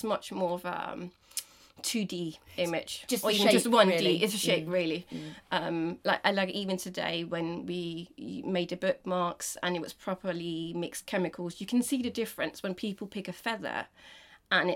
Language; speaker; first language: English; non-native, fluent; Danish